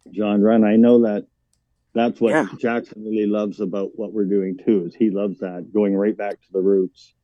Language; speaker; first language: English; native; English